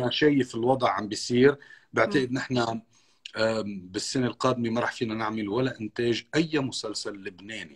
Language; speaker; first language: Arabic; native; Arabic